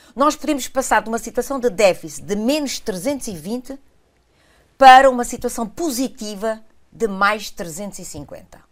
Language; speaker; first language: Portuguese; non-native, local second language; Kabuverdianu